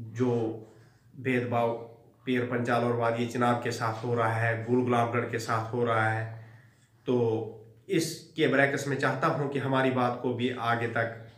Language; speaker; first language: Hindi; non-native, local second language; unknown